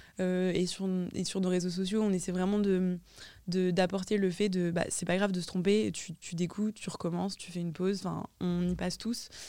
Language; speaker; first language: French; native; French